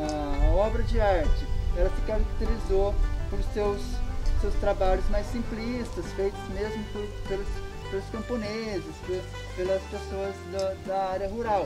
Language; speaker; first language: Portuguese; native; Portuguese